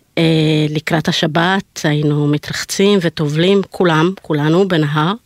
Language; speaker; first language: Hebrew; early bilingual, other home language; Amharic